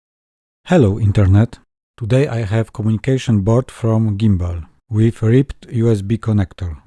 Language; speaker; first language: English; non-native, fluent; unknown